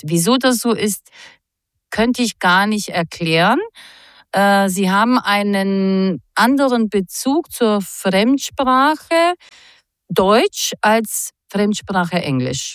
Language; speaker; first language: German; non-native, fluent; Croatian